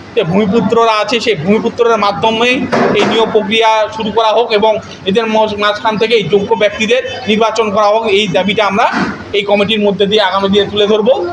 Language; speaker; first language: Bangla; non-native, local second language; Rangpuri